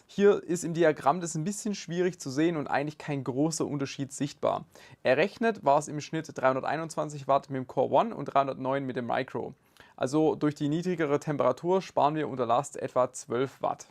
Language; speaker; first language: German; native; German